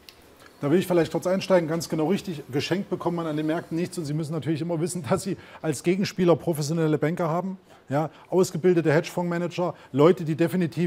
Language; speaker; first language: German; native; German